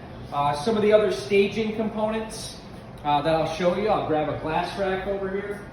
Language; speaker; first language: English; native; English